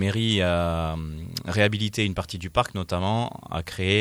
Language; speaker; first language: French; native; French